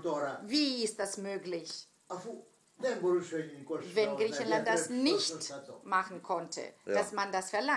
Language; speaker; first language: German; non-native, fluent; Greek